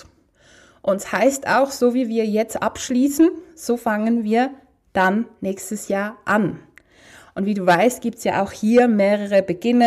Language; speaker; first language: German; native; German